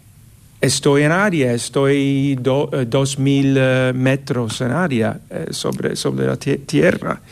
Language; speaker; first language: Spanish; non-native, learner; English